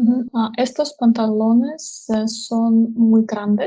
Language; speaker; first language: Spanish; non-native, learner; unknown